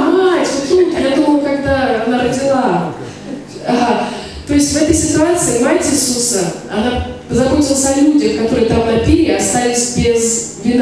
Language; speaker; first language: Russian; native; Russian